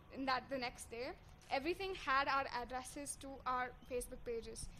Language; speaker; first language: English; non-native, local second language; Hindi